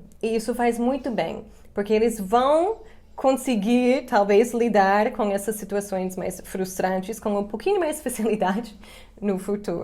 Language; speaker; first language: Portuguese; non-native, fluent; English